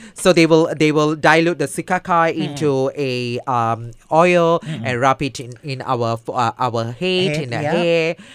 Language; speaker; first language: English; non-native, local second language; Tamil